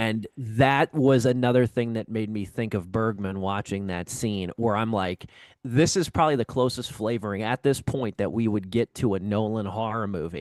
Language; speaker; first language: English; native; English